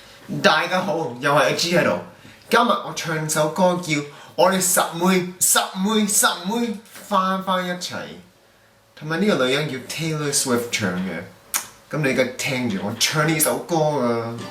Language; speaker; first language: Cantonese; early bilingual, heritage; Cantonese